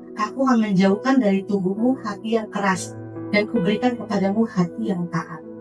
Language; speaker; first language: Indonesian; native; Indonesian